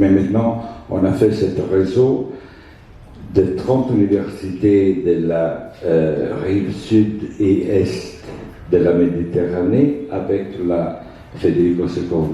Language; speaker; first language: French; non-native, fluent; Italian